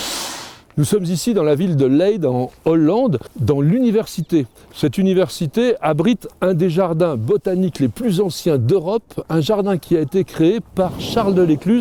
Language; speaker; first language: French; native; French